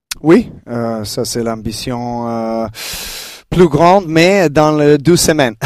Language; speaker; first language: French; non-native, learner; Serbian